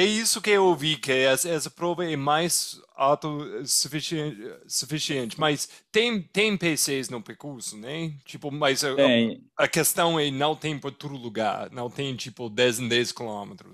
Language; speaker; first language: Portuguese; non-native, fluent; English